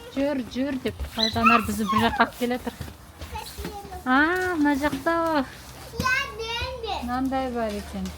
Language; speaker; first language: Kazakh; native; Kazakh